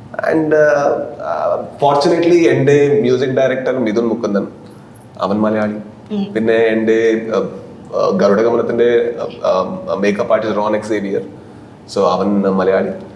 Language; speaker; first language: Malayalam; non-native, learner; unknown